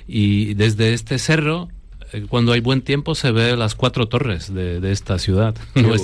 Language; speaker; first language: Spanish; non-native, fluent; Polish